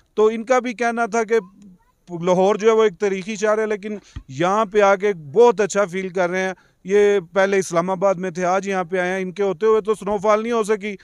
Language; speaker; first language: Urdu; non-native, local second language; Punjabi